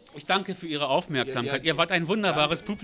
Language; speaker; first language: German; native; German